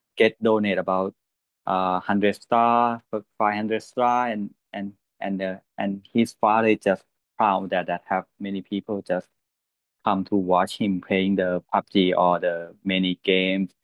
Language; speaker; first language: English; non-native, learner; Thai